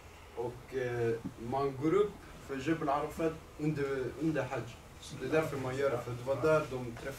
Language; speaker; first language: Swedish; early bilingual, other home language; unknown